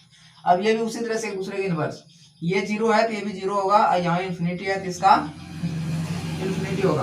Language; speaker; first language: Hindi; native; Hindi